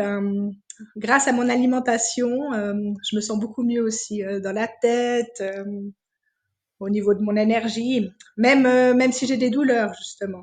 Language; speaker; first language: French; native; French